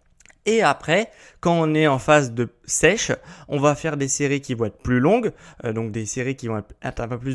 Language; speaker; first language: French; native; French